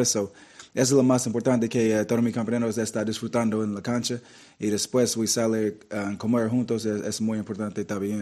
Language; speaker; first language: Spanish; non-native, learner; English